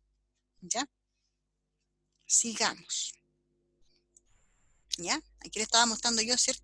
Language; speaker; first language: Spanish; native; Spanish